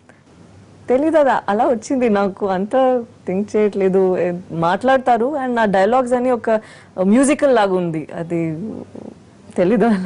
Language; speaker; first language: Telugu; non-native, fluent; Tamil